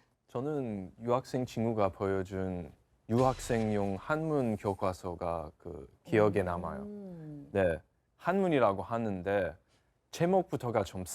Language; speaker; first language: Korean; non-native, fluent; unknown